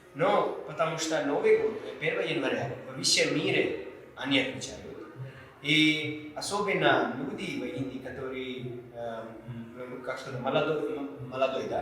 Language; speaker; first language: Russian; non-native, learner; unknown